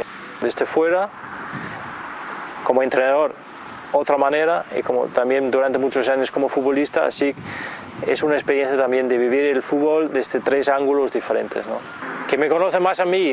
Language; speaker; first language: Spanish; non-native, fluent; Danish